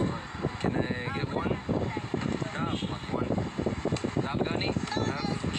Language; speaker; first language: English; non-native, learner; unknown